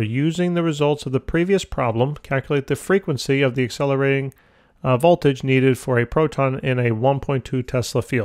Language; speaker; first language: English; native; English